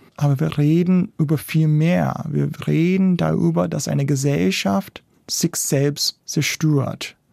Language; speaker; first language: German; non-native, fluent; English